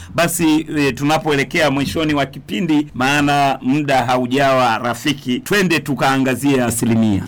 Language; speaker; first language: Swahili; non-native, local second language; Rundi